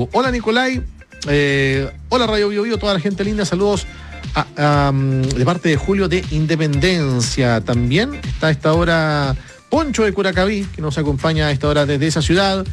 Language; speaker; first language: Spanish; native; Spanish